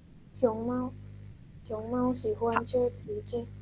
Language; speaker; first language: Chinese; non-native, learner; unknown